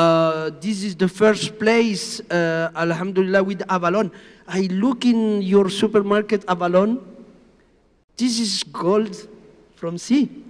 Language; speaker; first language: English; non-native, learner; Spanish